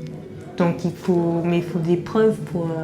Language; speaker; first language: French; non-native, fluent; English